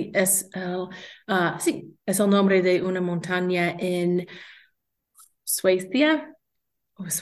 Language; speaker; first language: Spanish; non-native, learner; English